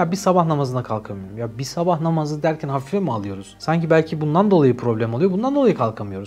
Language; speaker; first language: Turkish; native; Turkish